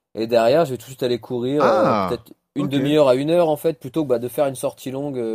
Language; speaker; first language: French; native; French